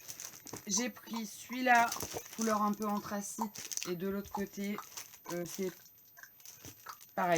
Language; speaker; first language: French; native; French